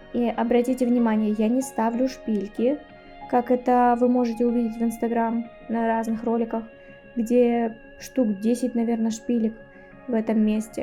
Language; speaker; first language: Russian; native; Russian